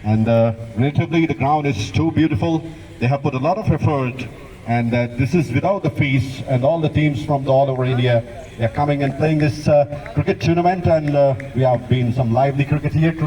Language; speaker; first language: English; non-native, local second language; Hindi